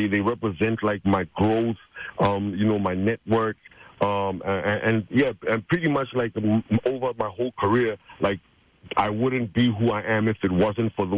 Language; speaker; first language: English; non-native, local second language; Tswana